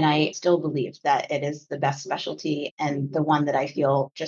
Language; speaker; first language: English; native; English